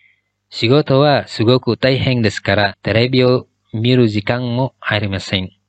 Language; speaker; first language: Japanese; non-native, fluent; Indonesian